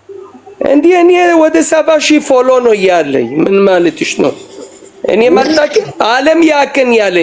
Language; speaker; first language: Amharic; non-native, fluent; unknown